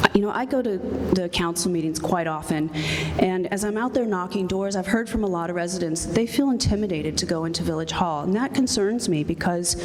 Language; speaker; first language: English; native; English